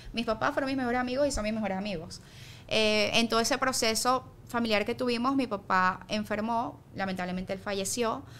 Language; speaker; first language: Spanish; native; Spanish